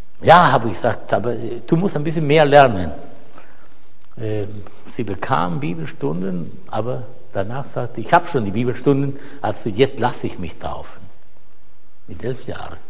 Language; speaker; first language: German; non-native, fluent; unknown